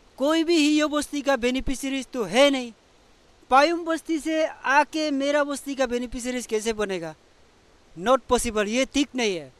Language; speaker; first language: Hindi; non-native, local second language; Adi